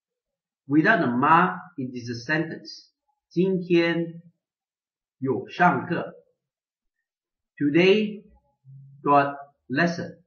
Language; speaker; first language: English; non-native, local second language; Chinese